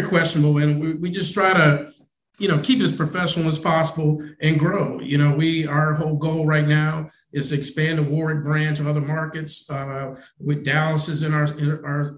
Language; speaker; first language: English; native; English